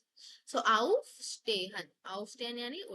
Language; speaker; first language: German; non-native, fluent; Hindi